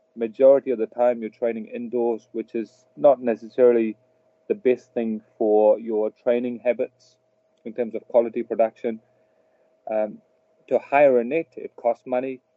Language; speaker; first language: English; early bilingual, other home language; Telugu